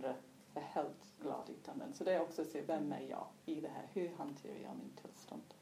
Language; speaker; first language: Swedish; non-native, fluent; English